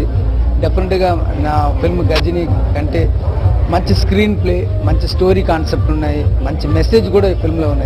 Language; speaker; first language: Telugu; non-native, learner; Tamil